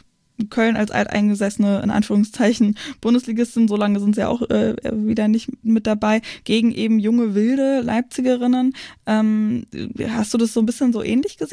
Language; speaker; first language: German; native; German